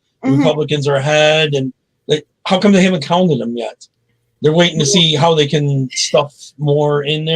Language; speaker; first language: English; native; English